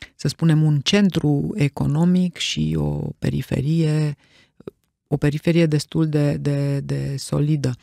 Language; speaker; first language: Romanian; native; Romanian